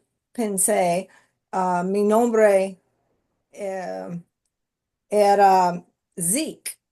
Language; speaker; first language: Spanish; non-native, learner; English